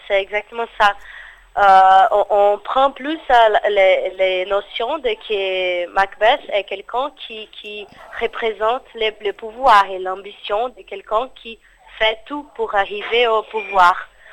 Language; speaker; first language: French; non-native, fluent; Portuguese